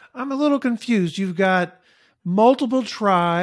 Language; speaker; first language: English; native; English